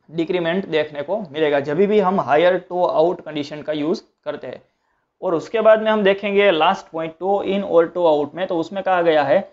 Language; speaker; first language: Hindi; non-native, local second language; Gujarati